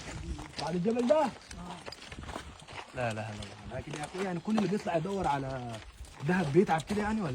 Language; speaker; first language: Arabic; native; Arabic